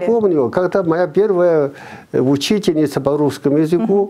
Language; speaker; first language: Russian; non-native, fluent; Chinese